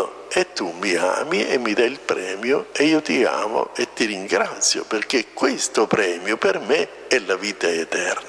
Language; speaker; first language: Italian; native; Italian